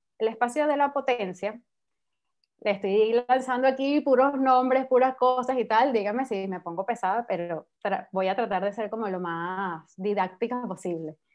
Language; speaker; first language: Spanish; native; Spanish